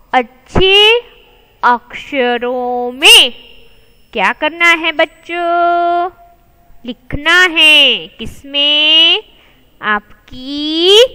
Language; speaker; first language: Hindi; non-native, local second language; Gujarati